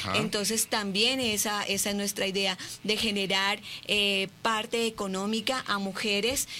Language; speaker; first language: Spanish; native; Spanish